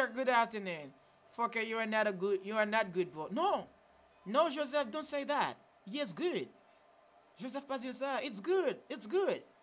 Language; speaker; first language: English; non-native, fluent; Haitian Creole